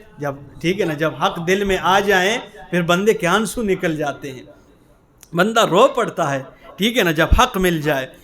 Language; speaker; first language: Urdu; non-native, local second language; Pashto